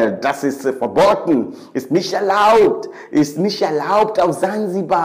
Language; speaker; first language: German; non-native, fluent; Swahili